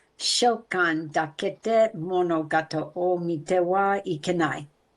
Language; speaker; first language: Japanese; non-native, learner; English